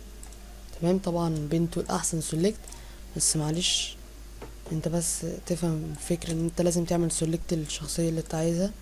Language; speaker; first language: Arabic; native; Arabic